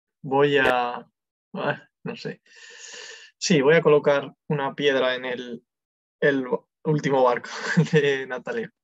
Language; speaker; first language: Spanish; non-native, learner; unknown